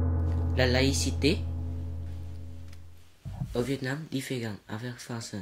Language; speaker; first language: French; non-native, learner; Vietnamese